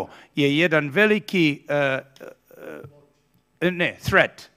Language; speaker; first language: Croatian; early bilingual, heritage; Serbian